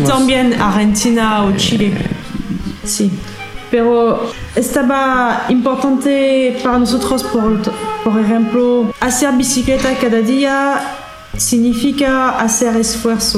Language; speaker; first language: Spanish; non-native, fluent; French